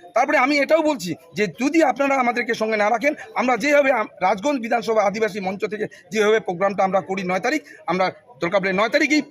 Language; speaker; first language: Bangla; non-native, local second language; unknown